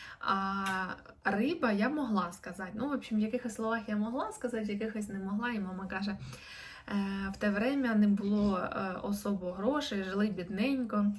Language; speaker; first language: Ukrainian; native; Ukrainian